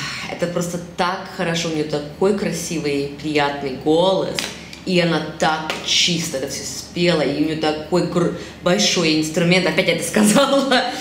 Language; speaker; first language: Russian; early bilingual, heritage; Russian